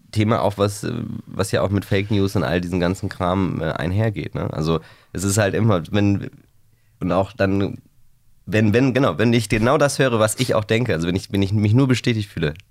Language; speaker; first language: German; native; German